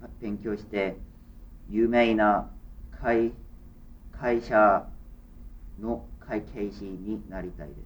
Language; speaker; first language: Japanese; non-native, learner; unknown